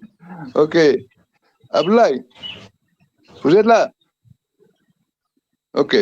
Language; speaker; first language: French; non-native, fluent; Dutch